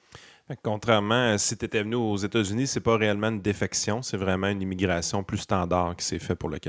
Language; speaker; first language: French; native; French